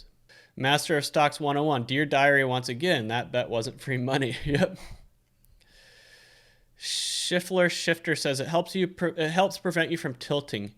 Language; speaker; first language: English; native; English